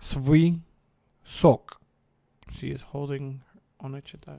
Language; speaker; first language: Polish; non-native, learner; English